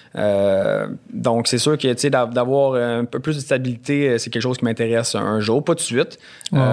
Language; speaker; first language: French; native; French